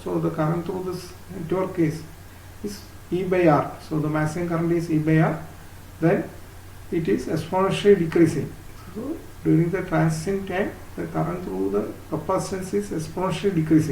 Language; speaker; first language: English; non-native, local second language; Malayalam